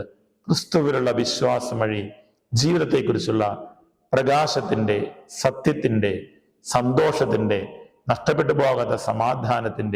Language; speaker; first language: Malayalam; native; Malayalam